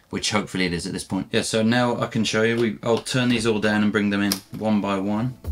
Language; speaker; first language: English; native; English